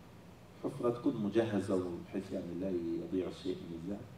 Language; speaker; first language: Arabic; native; Arabic